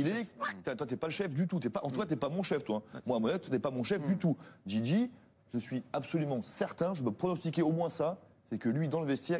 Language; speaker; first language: French; native; French